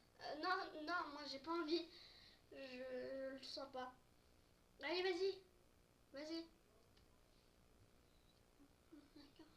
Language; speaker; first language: French; native; French